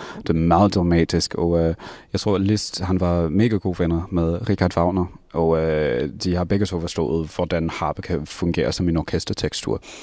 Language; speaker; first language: Danish; non-native, fluent; English